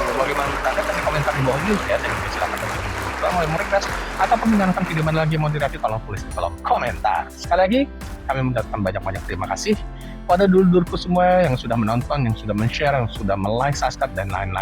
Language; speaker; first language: Indonesian; native; Indonesian